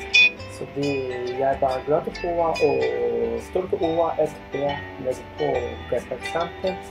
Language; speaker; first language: Danish; non-native, learner; Japanese